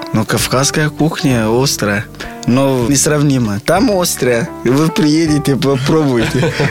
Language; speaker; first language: Russian; non-native, fluent; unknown